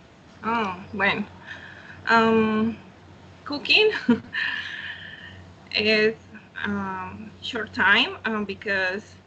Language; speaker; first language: English; non-native, learner; Spanish